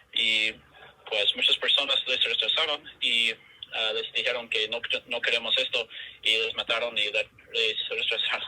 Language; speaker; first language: Spanish; non-native, fluent; English